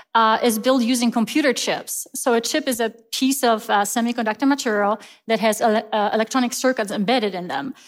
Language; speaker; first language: English; non-native, fluent; Polish